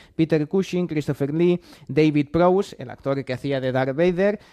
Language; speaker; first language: Spanish; non-native, fluent; English